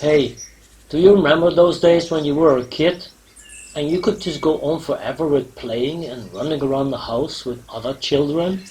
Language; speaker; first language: English; non-native, fluent; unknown